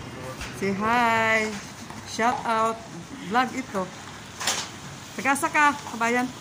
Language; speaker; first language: Filipino; non-native, local second language; Cebuano